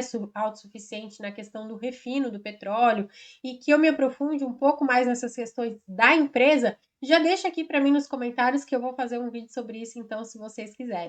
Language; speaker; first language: Portuguese; native; Portuguese